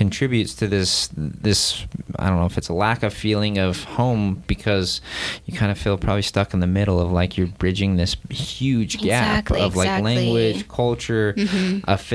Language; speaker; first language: English; native; English